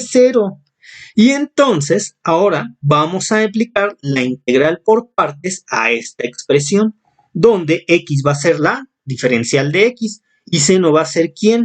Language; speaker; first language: Spanish; native; Spanish